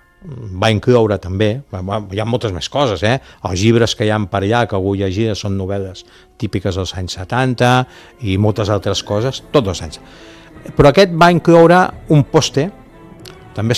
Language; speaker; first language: Catalan; native; Catalan